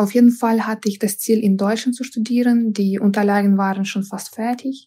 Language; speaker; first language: German; non-native, fluent; Ukrainian